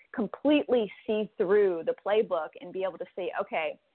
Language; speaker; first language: English; native; English